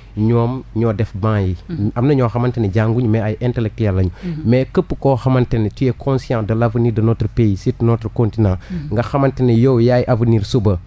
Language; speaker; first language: Wolof; non-native, local second language; Fula